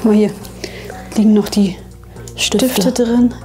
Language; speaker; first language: German; native; German